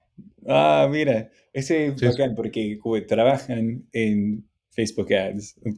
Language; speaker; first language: Spanish; non-native, fluent; English